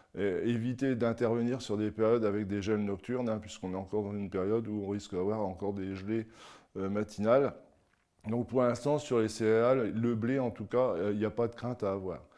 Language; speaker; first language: French; native; French